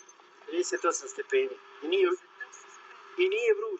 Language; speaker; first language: Croatian; early bilingual, heritage; Croatian